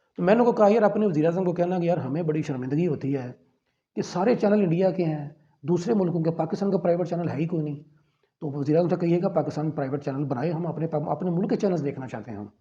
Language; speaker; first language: Urdu; non-native, local second language; Punjabi